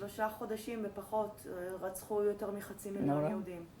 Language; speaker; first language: Hebrew; native; Hebrew